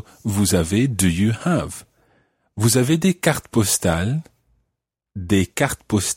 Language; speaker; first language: French; non-native, fluent; English